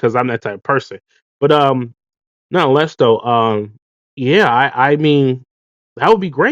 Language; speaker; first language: English; native; English